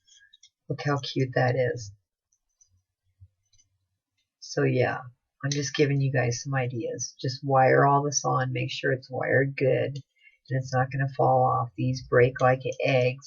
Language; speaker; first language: English; native; English